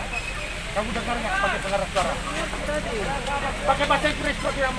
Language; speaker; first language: Malay; native; Malay